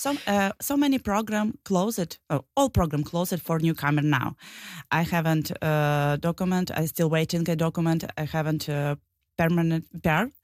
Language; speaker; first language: English; non-native, learner; Ukrainian